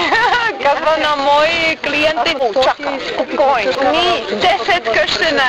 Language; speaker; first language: Bulgarian; non-native, learner; Dutch